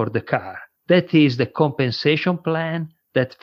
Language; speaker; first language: English; non-native, fluent; Italian